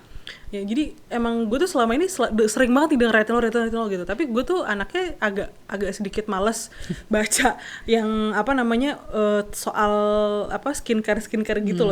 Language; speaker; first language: Indonesian; native; Indonesian